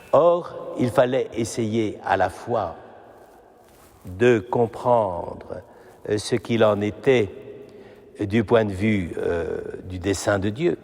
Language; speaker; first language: French; native; French